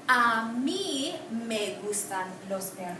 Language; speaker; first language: Spanish; non-native, fluent; English